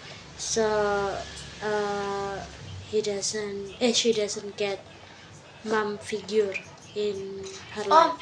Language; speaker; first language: English; non-native, learner; Indonesian